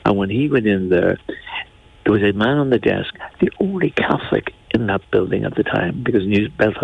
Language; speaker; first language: English; native; English